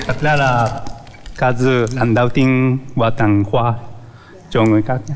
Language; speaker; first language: Vietnamese; non-native, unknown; Japanese